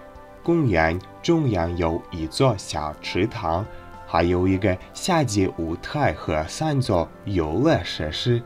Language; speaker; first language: Chinese; non-native, learner; Russian